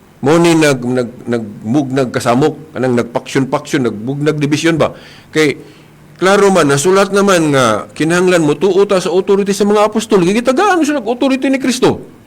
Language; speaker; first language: Cebuano; native; Cebuano